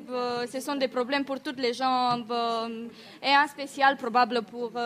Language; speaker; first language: French; non-native, learner; Romanian